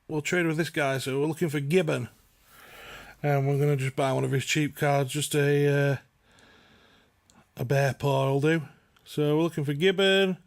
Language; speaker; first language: English; native; English